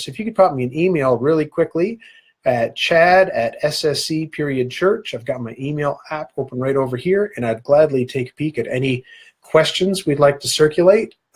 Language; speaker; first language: English; native; English